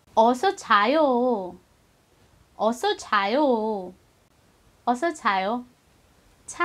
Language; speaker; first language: Korean; non-native, fluent; Filipino